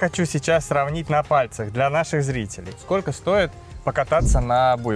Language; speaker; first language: Russian; native; Russian